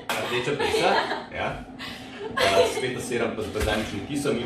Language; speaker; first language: Slovenian; native; Slovenian